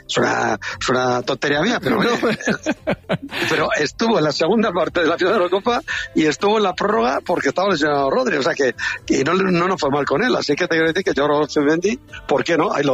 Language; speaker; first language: Spanish; native; Spanish